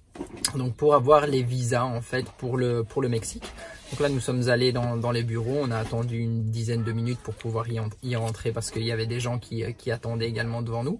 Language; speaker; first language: French; native; French